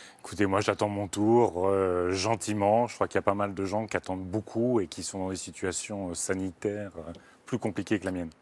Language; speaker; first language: French; native; French